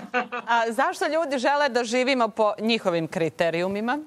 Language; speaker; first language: Serbian; native; Serbian